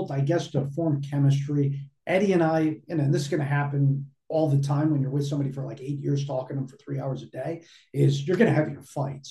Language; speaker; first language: English; native; English